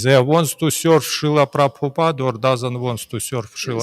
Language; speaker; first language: English; non-native, learner; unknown